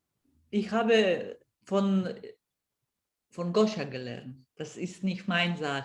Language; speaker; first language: German; non-native, fluent; Polish